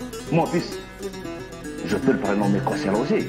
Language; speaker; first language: French; non-native, local second language; Kabyle